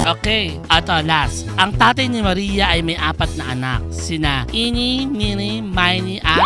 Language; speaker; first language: Filipino; native; Filipino